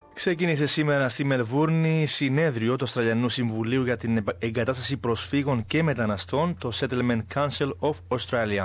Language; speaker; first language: Greek; native; Greek